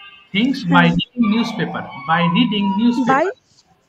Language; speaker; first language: English; non-native, fluent; Bangla